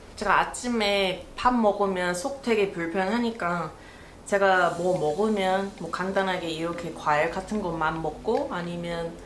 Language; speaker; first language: Korean; non-native, fluent; English